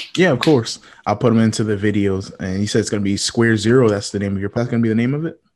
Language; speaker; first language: English; native; English